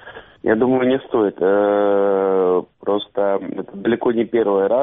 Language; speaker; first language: Russian; native; Russian